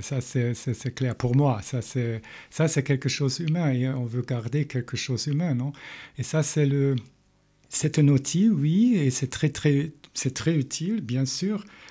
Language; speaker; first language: French; non-native, fluent; German